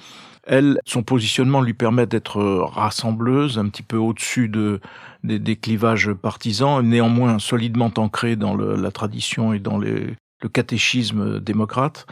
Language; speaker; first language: French; native; French